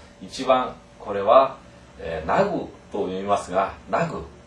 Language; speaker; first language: Japanese; non-native, fluent; Korean